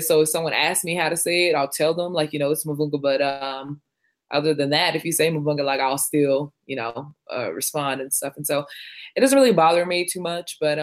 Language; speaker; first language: English; non-native, local second language; Shona